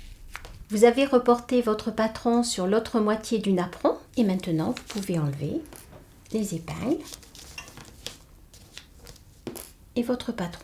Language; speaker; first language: French; native; French